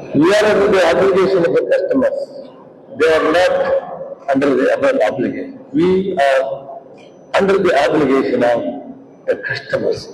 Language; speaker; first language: English; non-native, local second language; Kannada